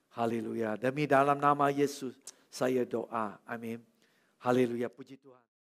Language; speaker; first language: Malay; non-native, local second language; Chinese